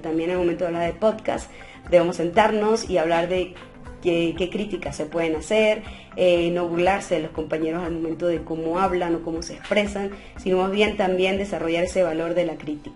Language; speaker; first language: Spanish; native; Spanish